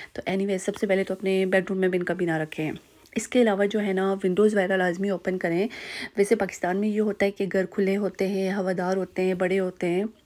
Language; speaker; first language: Urdu; native; Urdu